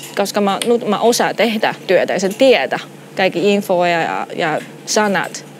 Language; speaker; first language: Finnish; non-native, learner; Chinese